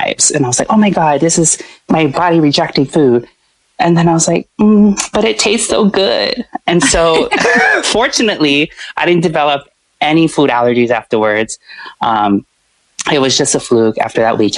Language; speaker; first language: English; native; English